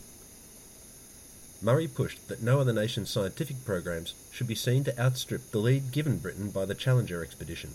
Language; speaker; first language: English; native; English